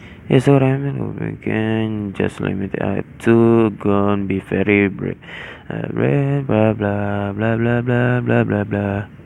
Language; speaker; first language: English; non-native, learner; Indonesian